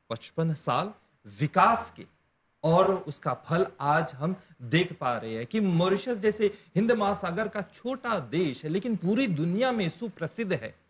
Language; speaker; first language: Hindi; non-native, local second language; Morisyen